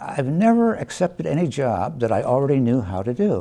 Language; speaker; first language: English; native; English